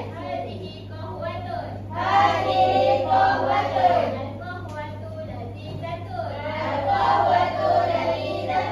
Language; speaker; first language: Arabic; non-native, learner; Malay